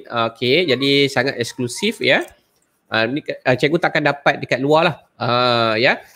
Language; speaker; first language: Malay; native; Malay